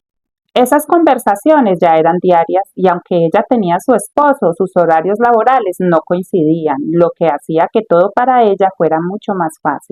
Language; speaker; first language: Spanish; native; Spanish